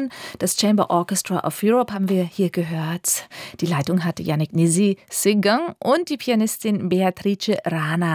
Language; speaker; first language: German; native; German